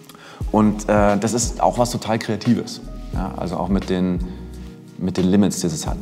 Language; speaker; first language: German; native; German